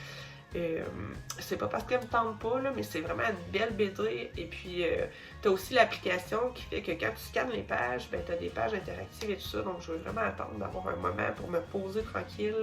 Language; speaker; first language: French; native; French